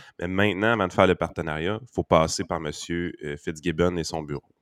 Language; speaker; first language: French; native; French